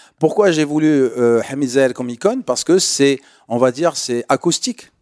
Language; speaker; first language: French; non-native, local second language; Arabic